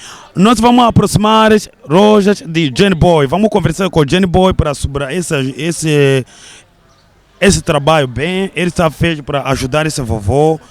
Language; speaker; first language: Portuguese; non-native, learner; Kinyarwanda